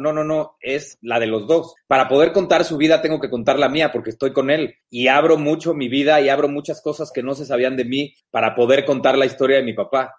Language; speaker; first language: Spanish; native; Spanish